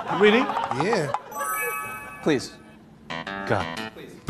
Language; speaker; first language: English; non-native, learner; Chinese